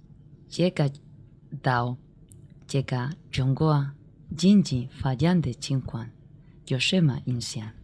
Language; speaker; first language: Chinese; non-native, learner; Spanish